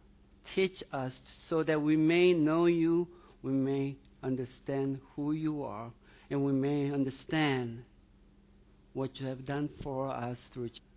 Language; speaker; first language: English; non-native, fluent; Korean